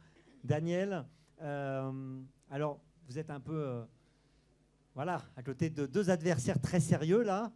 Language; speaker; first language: French; native; French